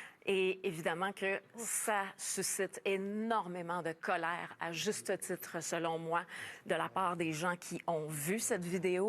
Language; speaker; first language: French; native; French